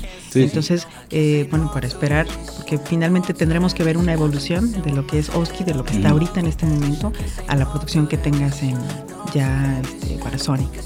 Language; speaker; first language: Spanish; native; Spanish